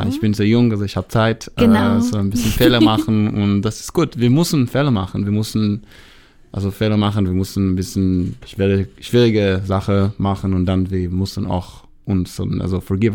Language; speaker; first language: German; non-native, learner; Hebrew